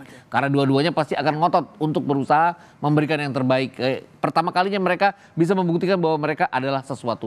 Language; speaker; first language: Indonesian; native; Indonesian